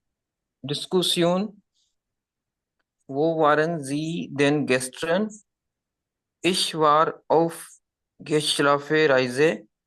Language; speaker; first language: German; non-native, learner; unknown